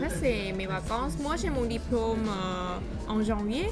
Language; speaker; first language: French; non-native, learner; Thai